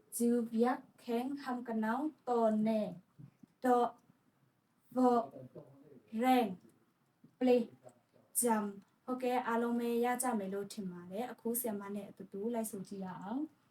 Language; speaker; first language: Burmese; non-native, local second language; Shwe Palaung